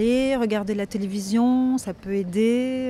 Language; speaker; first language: French; native; French